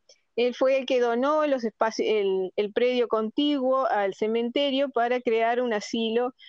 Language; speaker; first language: Spanish; native; Spanish